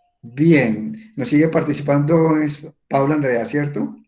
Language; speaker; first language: Spanish; native; Spanish